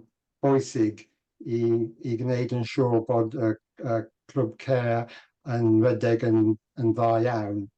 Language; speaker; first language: Welsh; non-native, learner; English